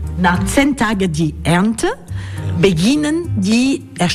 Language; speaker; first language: German; non-native, learner; French